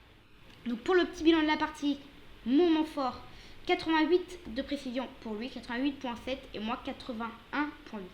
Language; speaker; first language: French; native; French